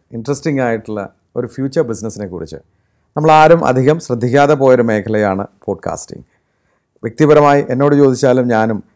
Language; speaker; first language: Malayalam; native; Malayalam